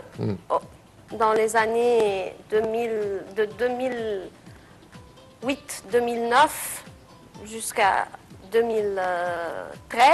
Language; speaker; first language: French; non-native, fluent; Arabic